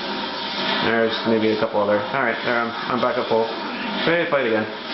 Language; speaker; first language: English; native; English